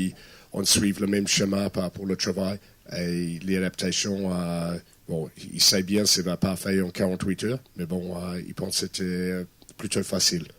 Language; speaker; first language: French; non-native, fluent; English